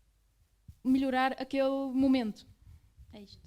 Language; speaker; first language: Portuguese; early bilingual, other home language; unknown